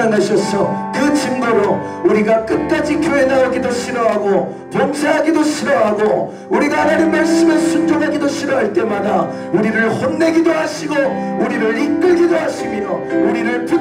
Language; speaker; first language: Korean; native; Korean